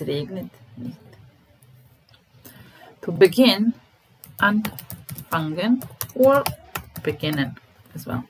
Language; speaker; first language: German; non-native, fluent; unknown